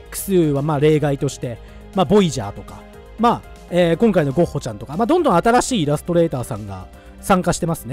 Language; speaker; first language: Japanese; native; Japanese